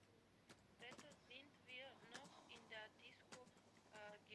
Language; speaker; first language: German; non-native, learner; Macedonian